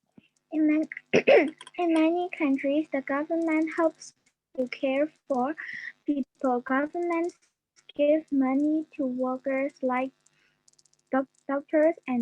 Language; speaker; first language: English; non-native, learner; Burmese